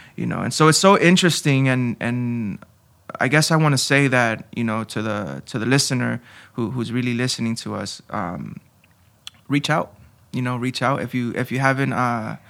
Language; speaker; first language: English; early bilingual, other home language; Spanish